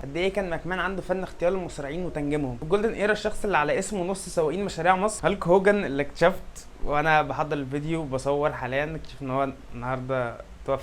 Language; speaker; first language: Arabic; native; Arabic